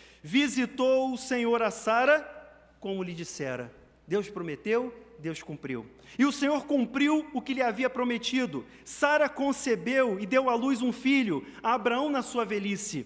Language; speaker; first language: Portuguese; native; Portuguese